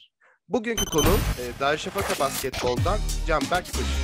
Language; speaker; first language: Turkish; native; Turkish